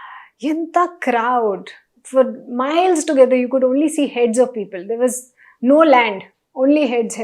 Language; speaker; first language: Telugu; non-native, learner; Hindi